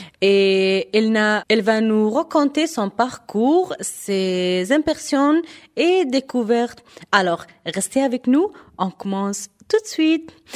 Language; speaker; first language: French; non-native, fluent; Persian